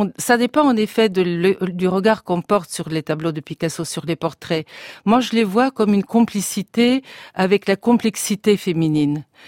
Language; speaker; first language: French; non-native, fluent; Bulgarian